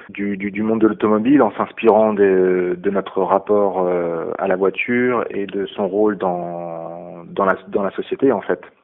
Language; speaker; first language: French; native; French